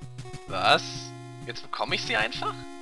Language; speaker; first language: German; native; German